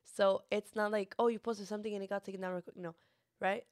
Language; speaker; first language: English; early bilingual, other home language; Spanish